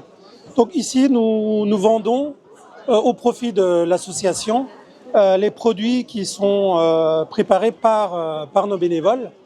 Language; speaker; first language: French; early bilingual, other home language; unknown